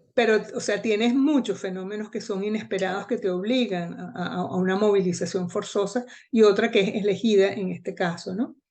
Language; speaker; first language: Spanish; native; Spanish